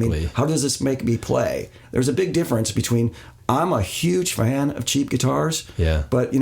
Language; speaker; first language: English; native; English